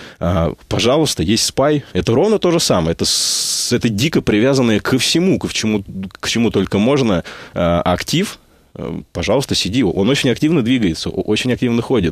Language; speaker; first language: Russian; native; Russian